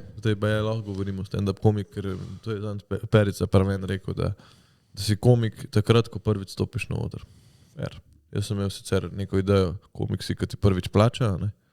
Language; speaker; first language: Slovenian; early bilingual, other home language; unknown